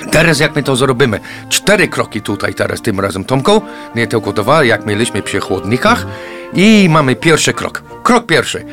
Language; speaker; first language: Polish; non-native, fluent; English